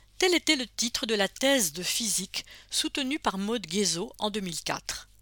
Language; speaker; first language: French; native; French